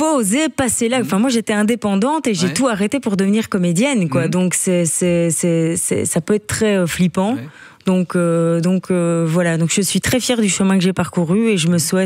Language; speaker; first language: French; native; French